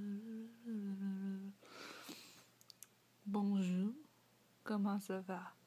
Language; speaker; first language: French; non-native, learner; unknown